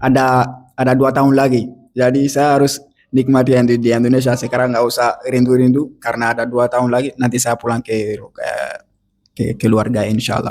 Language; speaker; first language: Indonesian; non-native, learner; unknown